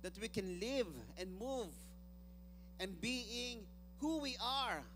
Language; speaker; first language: English; non-native, local second language; Filipino